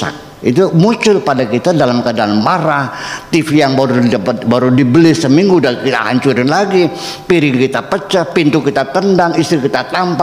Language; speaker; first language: Indonesian; native; Indonesian